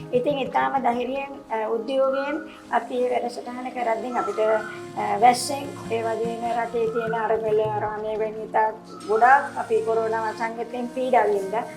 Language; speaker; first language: Sinhala; native; Sinhala